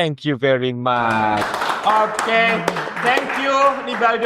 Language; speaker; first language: English; non-native, fluent; Indonesian